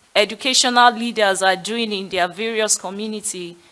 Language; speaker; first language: English; non-native, local second language; Yoruba